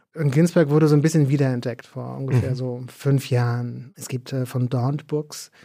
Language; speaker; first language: German; native; German